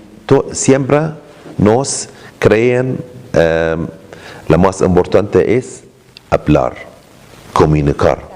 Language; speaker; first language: Spanish; non-native, learner; Arabic